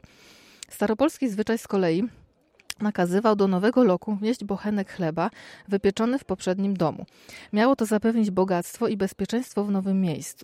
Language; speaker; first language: Polish; native; Polish